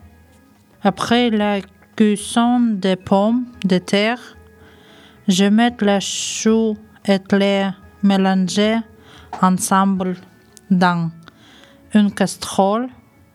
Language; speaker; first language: French; non-native, learner; Ukrainian